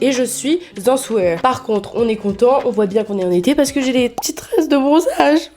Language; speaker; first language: French; native; French